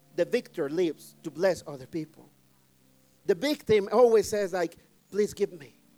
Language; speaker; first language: English; non-native, fluent; Spanish